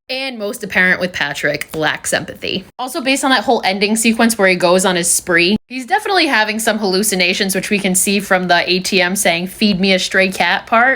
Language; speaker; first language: English; native; English